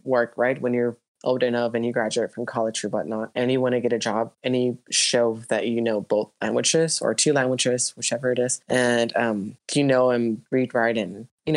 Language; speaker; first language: English; early bilingual, other home language; Spanish